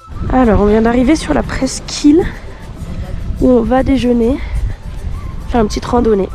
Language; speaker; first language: French; native; French